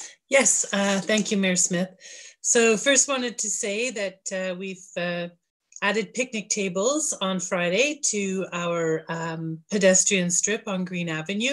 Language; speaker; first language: English; native; English